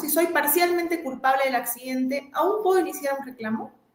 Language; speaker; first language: Spanish; native; Spanish